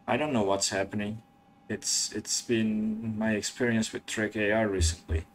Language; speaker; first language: English; non-native, fluent; Turkish